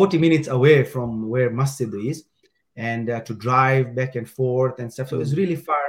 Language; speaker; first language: English; non-native, local second language; Gujarati